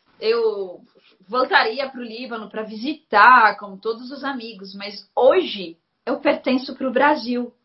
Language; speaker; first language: Portuguese; non-native, fluent; Arabic